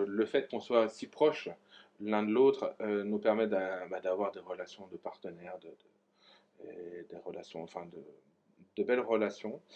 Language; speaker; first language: French; native; French